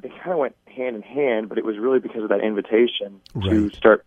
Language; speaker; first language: English; native; English